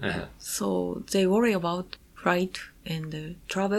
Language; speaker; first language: English; non-native, learner; Japanese